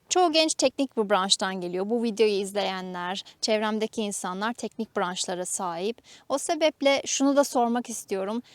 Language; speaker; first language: Turkish; native; Turkish